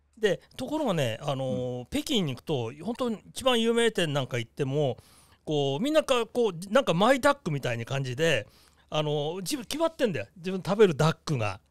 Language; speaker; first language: Japanese; native; Japanese